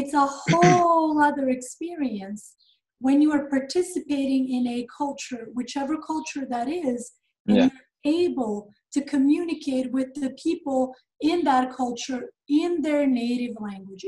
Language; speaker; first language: English; non-native, fluent; Serbian